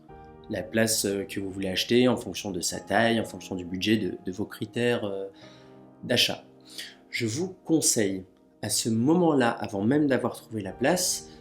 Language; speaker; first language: French; native; French